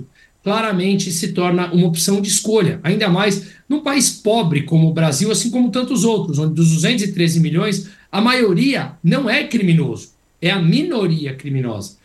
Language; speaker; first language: Portuguese; native; Portuguese